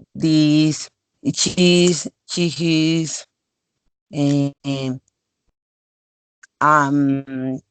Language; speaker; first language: English; non-native, learner; Spanish